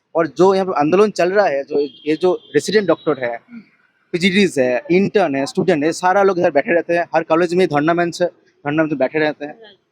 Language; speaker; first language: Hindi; non-native, local second language; Bangla